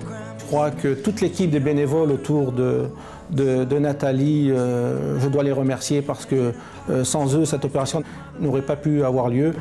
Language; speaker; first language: French; native; French